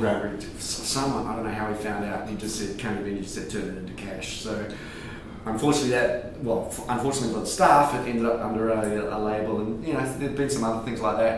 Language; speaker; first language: English; native; English